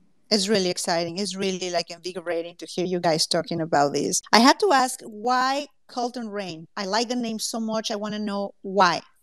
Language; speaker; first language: English; non-native, fluent; Spanish